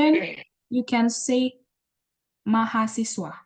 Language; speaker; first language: English; non-native, learner; Indonesian